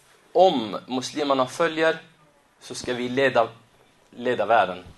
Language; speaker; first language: Swedish; non-native, fluent; Arabic